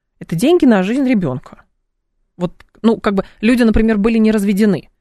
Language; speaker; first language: Russian; native; Russian